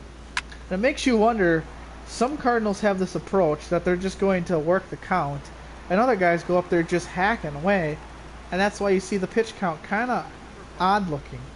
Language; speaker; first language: English; native; English